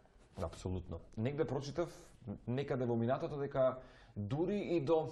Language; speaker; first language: Macedonian; native; Macedonian